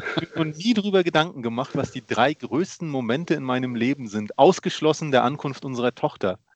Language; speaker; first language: German; early bilingual, other home language; Polish